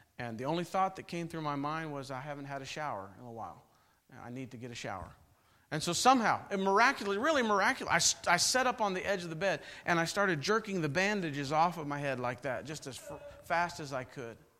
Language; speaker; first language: English; native; English